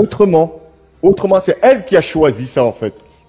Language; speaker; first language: French; native; French